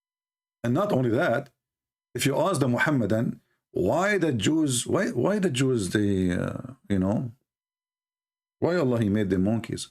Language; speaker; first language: English; non-native, fluent; Arabic